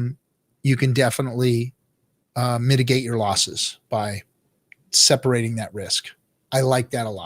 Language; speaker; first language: English; native; English